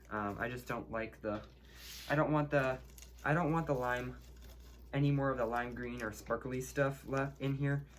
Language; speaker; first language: English; native; English